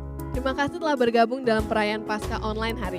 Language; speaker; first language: Indonesian; native; Indonesian